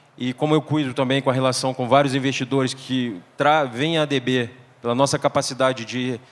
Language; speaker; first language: Portuguese; native; Portuguese